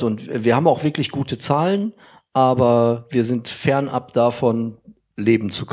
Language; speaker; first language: German; native; German